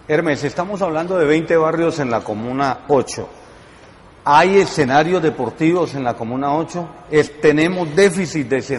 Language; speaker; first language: Spanish; native; Spanish